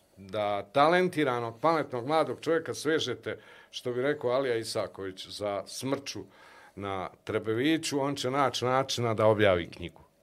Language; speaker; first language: Bosnian; native; Bosnian